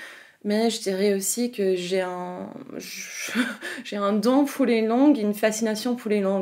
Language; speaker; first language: French; non-native, fluent; English